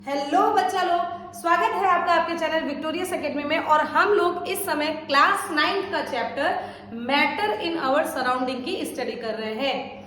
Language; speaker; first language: Hindi; native; Hindi